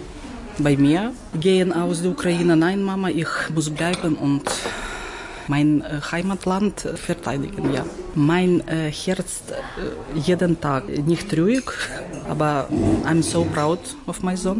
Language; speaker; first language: German; non-native, learner; Ukrainian